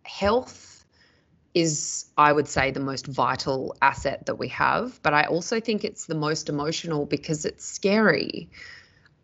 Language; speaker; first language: English; native; English